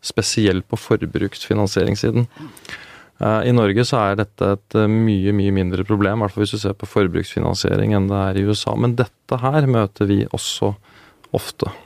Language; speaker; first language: Norwegian; native; Norwegian